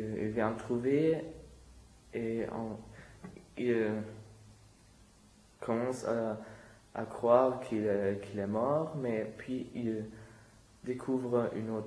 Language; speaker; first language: French; non-native, learner; German